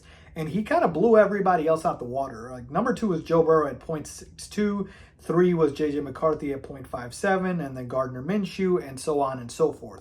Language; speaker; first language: English; native; English